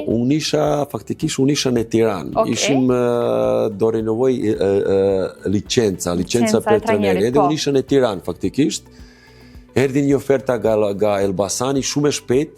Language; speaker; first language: Albanian; non-native, learner; Serbian